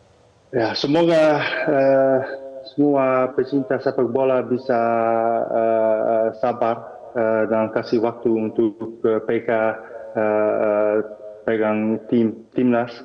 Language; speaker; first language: Indonesian; early bilingual, heritage; Dutch